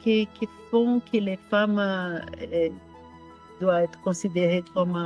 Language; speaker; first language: French; non-native, fluent; Portuguese